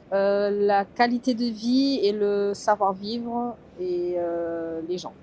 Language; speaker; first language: French; early bilingual, other home language; Portuguese